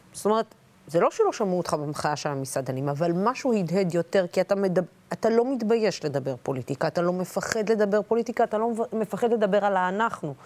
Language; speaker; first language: Hebrew; non-native, local second language; Arabic